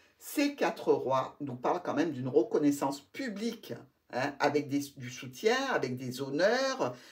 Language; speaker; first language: French; native; French